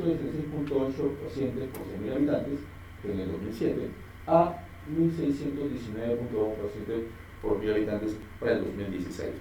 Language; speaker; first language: Spanish; native; Spanish